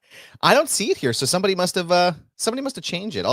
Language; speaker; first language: English; native; English